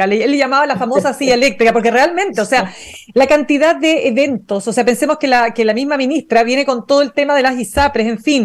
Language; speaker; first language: Spanish; native; Spanish